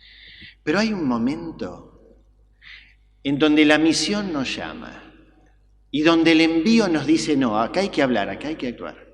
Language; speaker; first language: Spanish; native; Spanish